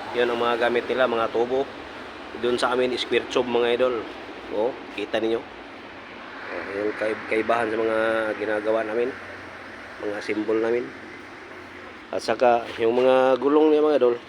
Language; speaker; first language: Filipino; non-native, local second language; Bikol